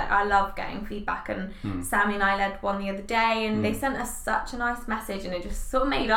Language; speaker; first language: English; native; English